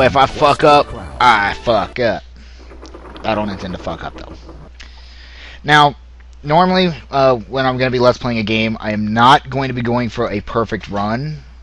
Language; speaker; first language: English; native; English